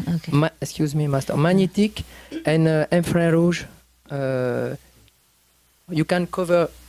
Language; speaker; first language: English; non-native, learner; French